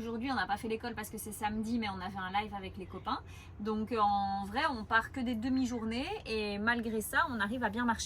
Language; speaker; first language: French; native; French